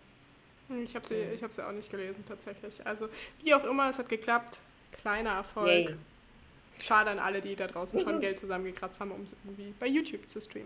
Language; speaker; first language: German; native; German